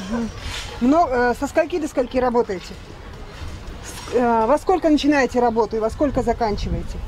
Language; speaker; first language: Russian; native; Russian